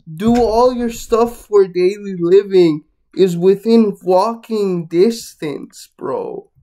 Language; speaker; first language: English; non-native, fluent; Spanish